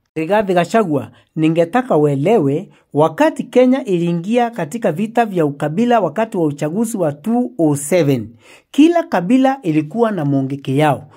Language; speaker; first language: Swahili; non-native, local second language; Meru